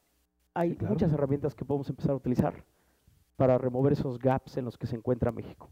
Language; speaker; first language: Spanish; native; Spanish